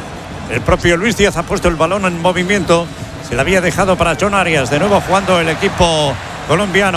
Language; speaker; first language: Spanish; native; Spanish